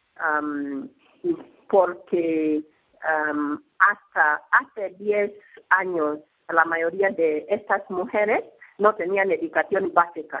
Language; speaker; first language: Spanish; non-native, learner; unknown